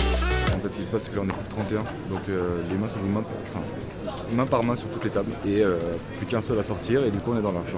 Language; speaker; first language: French; native; French